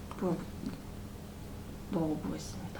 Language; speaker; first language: Korean; non-native, learner; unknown